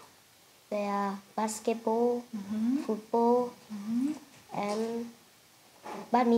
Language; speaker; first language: English; non-native, learner; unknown